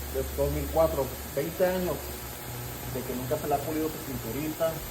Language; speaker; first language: Spanish; early bilingual, heritage; Spanish